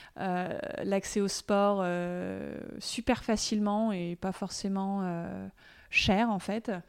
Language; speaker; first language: French; native; French